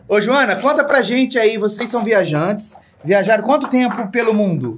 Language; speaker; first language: Portuguese; native; Portuguese